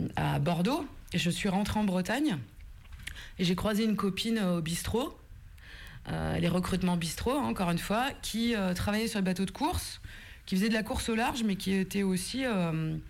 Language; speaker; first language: French; native; French